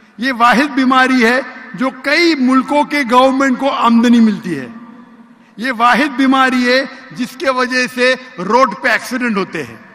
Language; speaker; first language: Urdu; non-native, local second language; Konkani